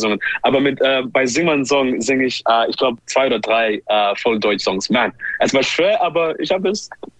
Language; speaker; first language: German; non-native, learner; English